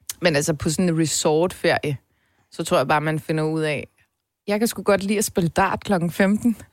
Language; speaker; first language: Danish; early bilingual, other home language; Turkish